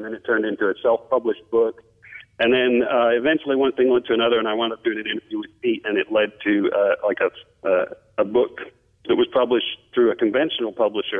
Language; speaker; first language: English; native; English